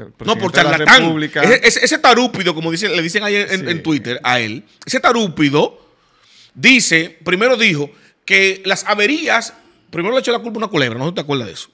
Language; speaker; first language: Spanish; native; Spanish